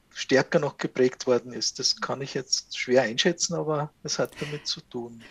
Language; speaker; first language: German; native; German